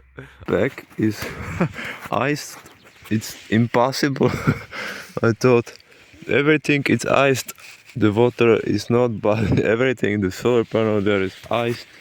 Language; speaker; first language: English; non-native, learner; Czech